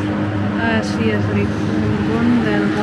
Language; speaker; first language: Spanish; non-native, fluent; Dutch